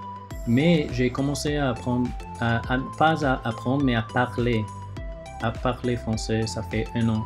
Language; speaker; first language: French; early bilingual, other home language; Chinese